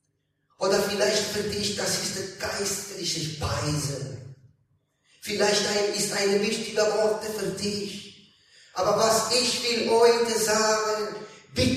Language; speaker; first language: German; non-native, learner; Italian